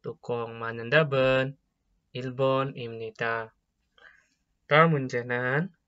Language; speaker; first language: Korean; non-native, fluent; Indonesian